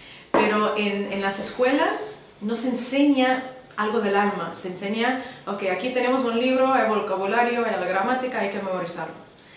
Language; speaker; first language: Spanish; non-native, fluent; Russian